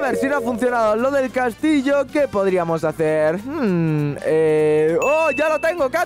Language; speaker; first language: Spanish; native; Spanish